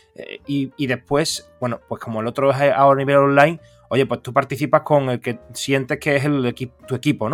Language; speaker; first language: Spanish; native; Spanish